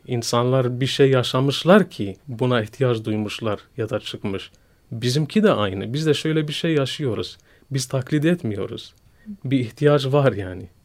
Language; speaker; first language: Turkish; non-native, fluent; Kurdish